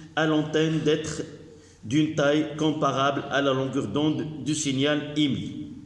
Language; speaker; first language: French; non-native, local second language; Arabic